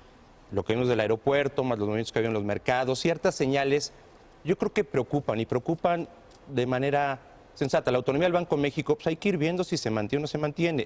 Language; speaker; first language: Spanish; native; Spanish